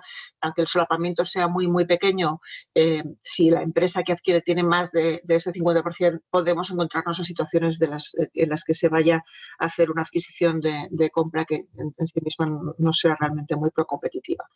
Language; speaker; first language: Spanish; native; Spanish